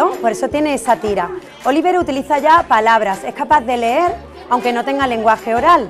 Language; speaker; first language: Spanish; native; Spanish